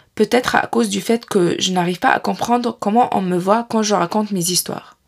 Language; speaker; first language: French; non-native, fluent; Arabic